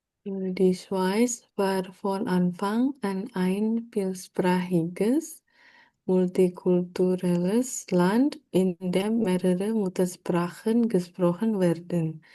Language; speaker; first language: German; non-native, learner; Indonesian